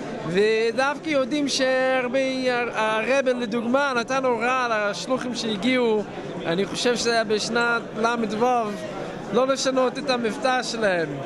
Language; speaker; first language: Hebrew; non-native, fluent; English